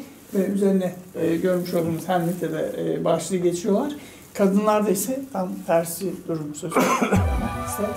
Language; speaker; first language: Turkish; native; Turkish